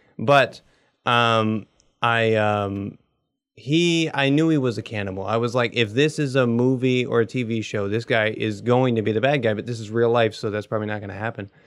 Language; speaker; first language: English; native; English